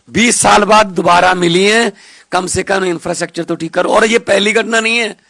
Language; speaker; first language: Hindi; non-native, local second language; Punjabi